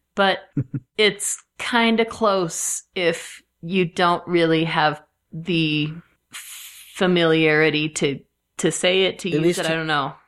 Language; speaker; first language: English; native; English